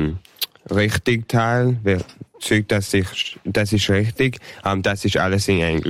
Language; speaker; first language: German; early bilingual, heritage; English